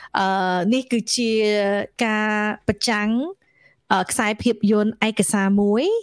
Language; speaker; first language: English; early bilingual, other home language; Khmer